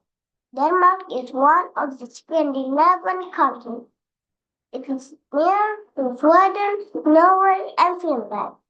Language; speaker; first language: English; non-native, learner; Indonesian